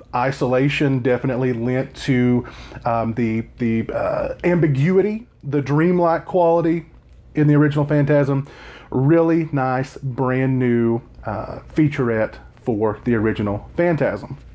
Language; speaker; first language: English; native; English